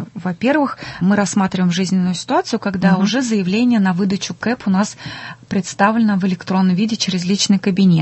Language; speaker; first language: Russian; native; Russian